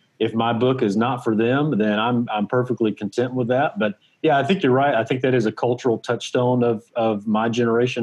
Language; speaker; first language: English; native; English